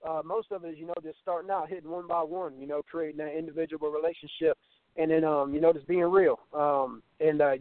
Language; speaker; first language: English; native; English